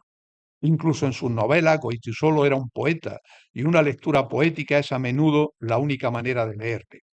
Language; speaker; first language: Spanish; native; Spanish